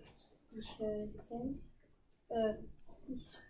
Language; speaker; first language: German; non-native, learner; French